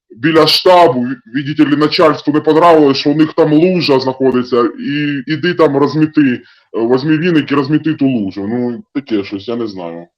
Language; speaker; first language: Ukrainian; non-native, local second language; Russian